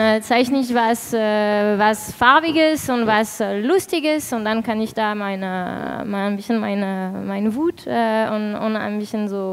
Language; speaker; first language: German; non-native, fluent; French